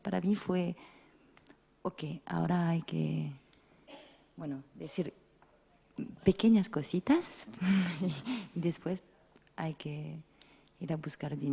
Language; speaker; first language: Spanish; non-native, fluent; French